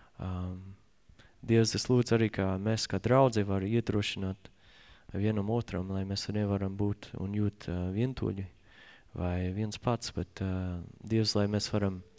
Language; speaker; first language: Latvian; non-native, learner; English